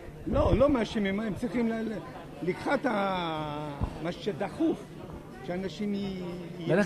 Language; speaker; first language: Hebrew; non-native, fluent; French